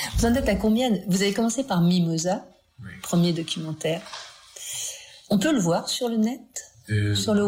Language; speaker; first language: French; native; French